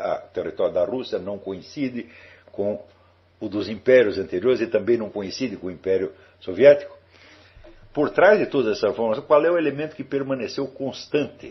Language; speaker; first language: Portuguese; native; Portuguese